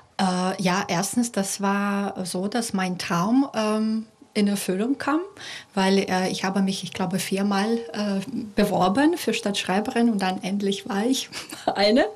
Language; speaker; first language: German; non-native, fluent; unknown